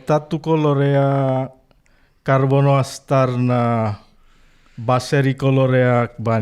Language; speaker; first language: Basque; non-native, learner; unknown